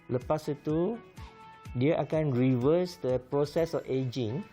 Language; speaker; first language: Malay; non-native, local second language; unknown